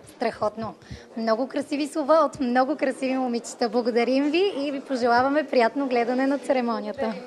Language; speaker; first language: Bulgarian; native; Bulgarian